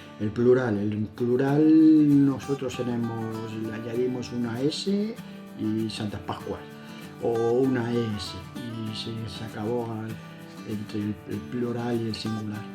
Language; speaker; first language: Spanish; native; Spanish